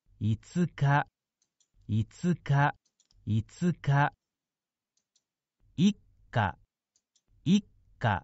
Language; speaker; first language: Japanese; non-native, learner; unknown